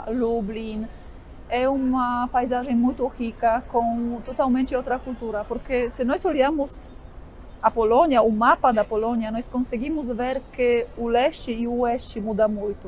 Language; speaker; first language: Portuguese; non-native, fluent; Polish